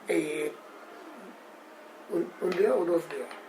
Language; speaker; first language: Spanish; non-native, learner; Japanese